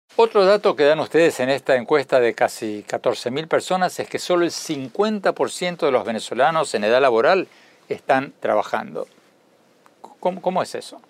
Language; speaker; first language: Spanish; native; Spanish